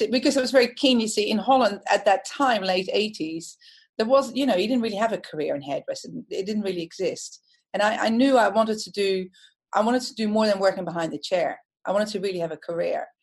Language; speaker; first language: English; non-native, fluent; Dutch